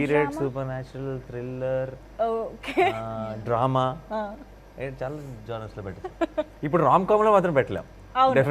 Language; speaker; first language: Telugu; native; Telugu